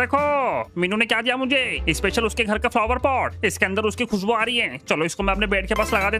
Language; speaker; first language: Hindi; native; Hindi